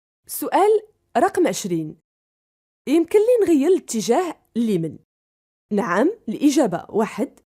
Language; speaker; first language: Arabic; native; Arabic